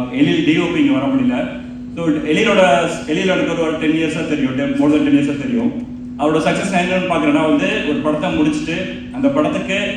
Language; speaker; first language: Tamil; native; Tamil